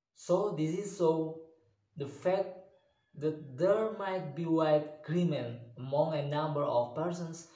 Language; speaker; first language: English; non-native, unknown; Indonesian